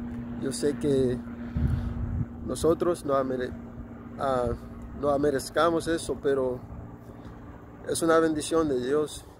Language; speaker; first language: Spanish; non-native, local second language; Haitian Creole